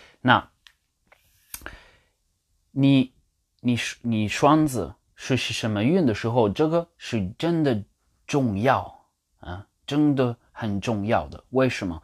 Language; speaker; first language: Chinese; non-native, learner; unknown